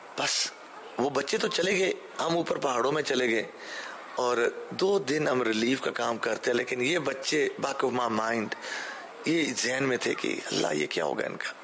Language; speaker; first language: Urdu; early bilingual, heritage; Urdu